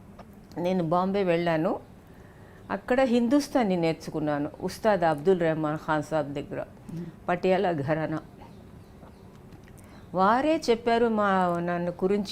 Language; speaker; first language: Telugu; non-native, local second language; Tamil